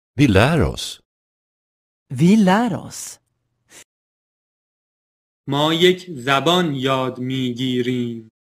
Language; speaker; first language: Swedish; non-native, fluent; Persian